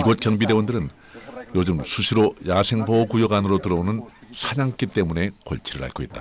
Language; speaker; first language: Korean; native; Korean